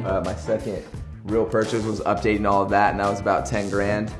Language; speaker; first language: English; native; English